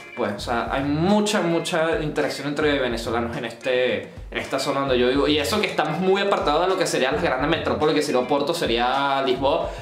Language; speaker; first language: Spanish; native; Spanish